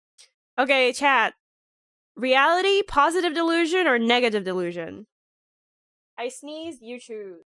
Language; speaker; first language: English; non-native, fluent; Polish